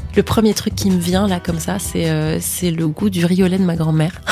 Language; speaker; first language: French; native; French